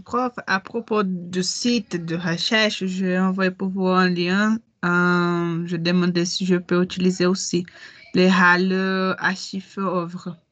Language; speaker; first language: French; non-native, learner; Portuguese